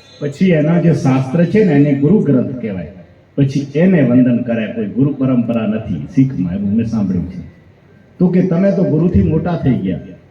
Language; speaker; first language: Gujarati; non-native, local second language; Kachhi